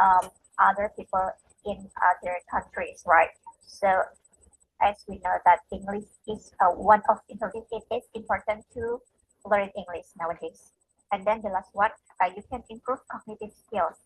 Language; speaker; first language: English; non-native, fluent; Indonesian